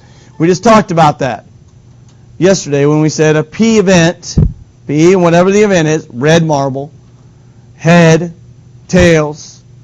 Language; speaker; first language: English; native; English